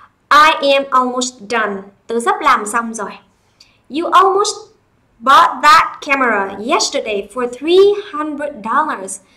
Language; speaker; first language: English; non-native, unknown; Vietnamese